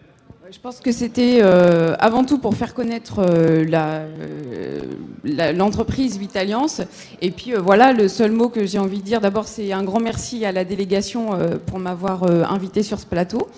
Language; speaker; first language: French; native; French